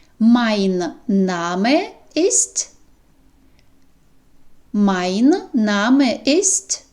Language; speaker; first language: German; non-native, fluent; Ukrainian